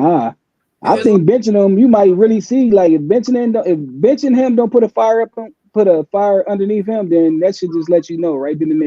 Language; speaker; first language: English; native; English